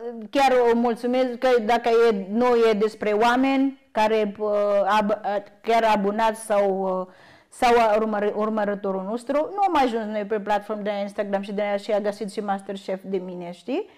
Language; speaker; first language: Romanian; non-native, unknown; Filipino